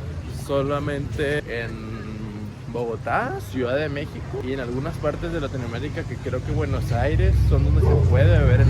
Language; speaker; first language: Spanish; native; Spanish